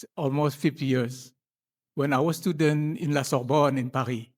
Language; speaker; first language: English; non-native, fluent; Indonesian